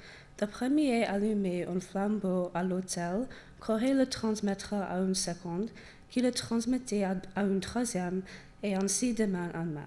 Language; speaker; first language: French; non-native, learner; English